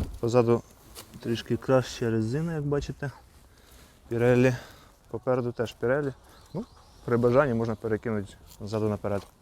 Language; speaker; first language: Ukrainian; native; Ukrainian